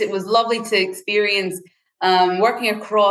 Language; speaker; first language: English; native; English